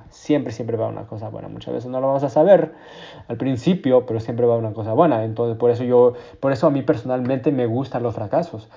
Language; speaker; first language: Spanish; early bilingual, heritage; Spanish